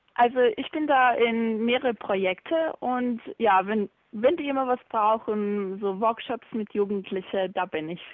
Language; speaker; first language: German; non-native, fluent; Bosnian